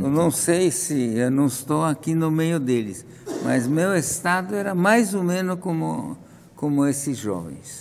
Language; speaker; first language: Portuguese; non-native, fluent; Polish